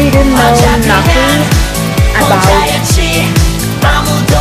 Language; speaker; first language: English; non-native, learner; Italian